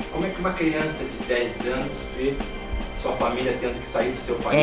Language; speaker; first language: Portuguese; native; Portuguese